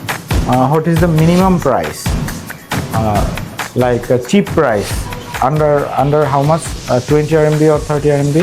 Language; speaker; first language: English; non-native, learner; Bangla